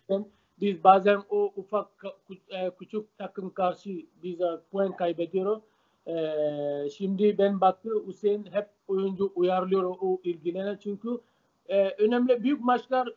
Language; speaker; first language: Turkish; non-native, learner; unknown